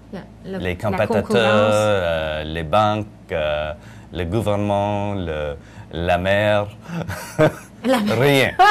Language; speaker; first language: French; non-native, learner; English